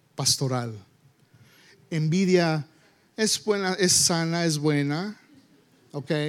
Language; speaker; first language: Spanish; early bilingual, heritage; Spanish